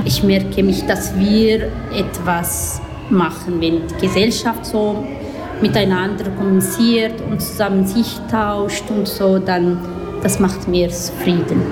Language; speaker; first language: German; non-native, learner; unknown